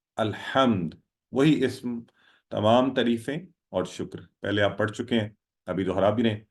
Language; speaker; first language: Urdu; native; Urdu